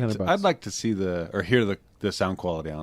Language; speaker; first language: English; native; English